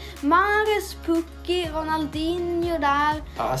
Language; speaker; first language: Swedish; native; Swedish